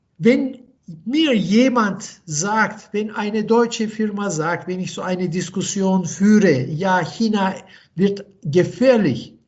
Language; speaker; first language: German; non-native, fluent; Turkish